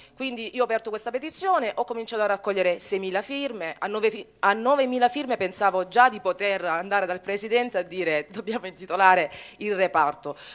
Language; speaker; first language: Italian; native; Italian